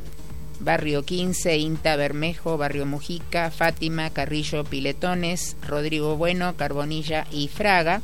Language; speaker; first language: Spanish; native; Spanish